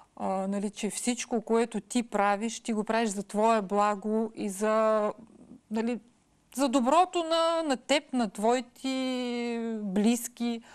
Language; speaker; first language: Bulgarian; early bilingual, heritage; Bulgarian